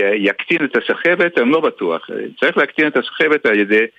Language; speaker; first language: Hebrew; early bilingual, other home language; Hungarian